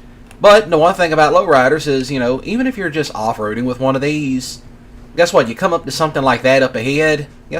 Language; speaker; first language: English; native; English